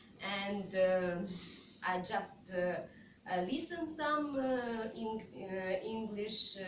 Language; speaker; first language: English; non-native, fluent; Russian